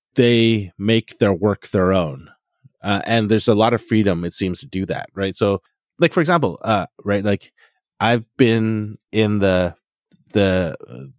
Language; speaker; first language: English; native; English